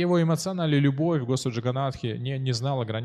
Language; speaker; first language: Russian; native; Russian